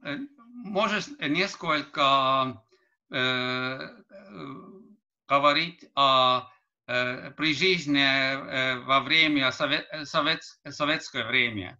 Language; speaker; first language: Russian; non-native, learner; Estonian